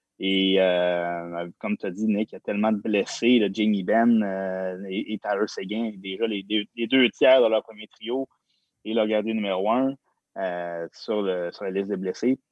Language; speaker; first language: French; native; French